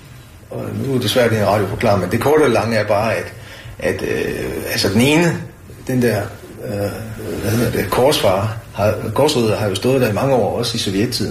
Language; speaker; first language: Danish; native; Danish